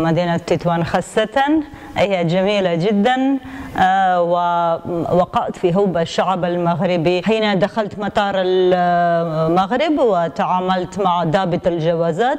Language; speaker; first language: Arabic; non-native, fluent; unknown